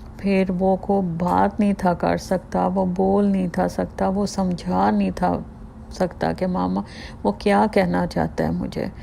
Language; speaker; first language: Urdu; native; Urdu